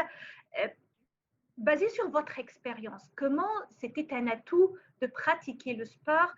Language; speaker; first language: French; non-native, fluent; Arabic